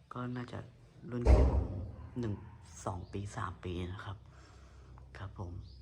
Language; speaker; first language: Thai; native; Thai